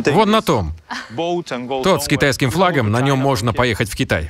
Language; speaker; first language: Russian; non-native, fluent; Spanish